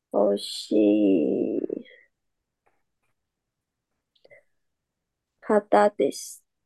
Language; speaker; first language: Japanese; non-native, learner; Chinese